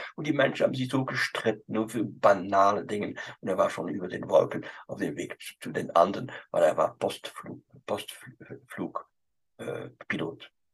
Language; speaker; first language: German; non-native, fluent; French